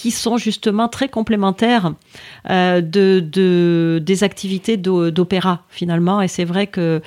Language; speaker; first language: French; native; French